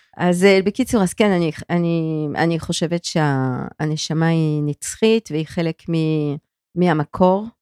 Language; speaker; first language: Hebrew; non-native, fluent; French